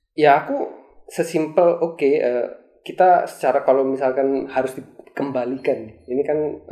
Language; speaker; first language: Indonesian; native; Indonesian